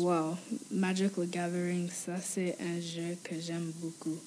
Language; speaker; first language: French; non-native, fluent; English